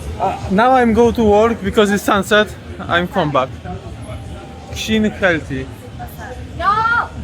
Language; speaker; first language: English; non-native, learner; Polish